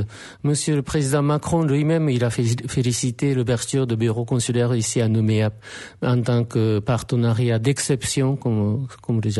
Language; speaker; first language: French; non-native, fluent; Japanese